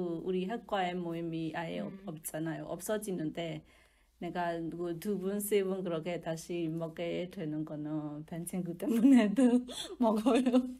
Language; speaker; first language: Korean; non-native, learner; Burmese